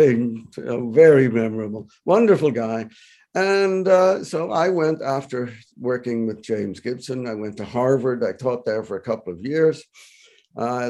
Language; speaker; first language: English; native; English